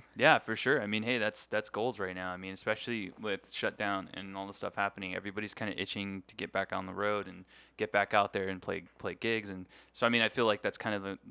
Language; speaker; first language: English; native; English